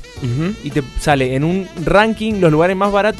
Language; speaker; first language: Spanish; native; Spanish